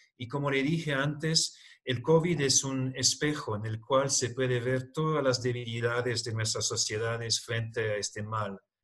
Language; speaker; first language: Spanish; non-native, fluent; English